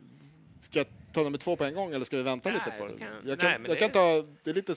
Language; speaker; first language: Swedish; native; Swedish